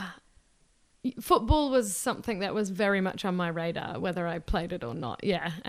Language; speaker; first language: English; native; English